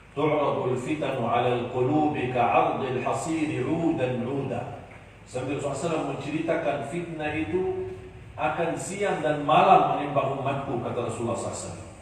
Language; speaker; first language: Indonesian; non-native, fluent; Arabic